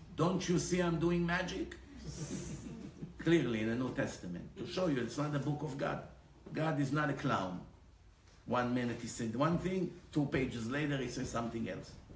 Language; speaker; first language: English; non-native, fluent; Hebrew